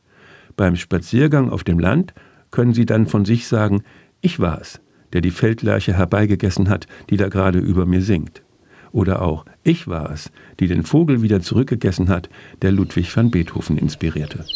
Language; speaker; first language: German; native; German